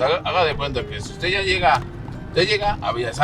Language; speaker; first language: Spanish; native; Spanish